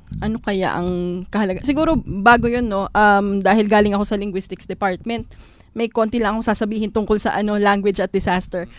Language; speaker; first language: Filipino; native; Filipino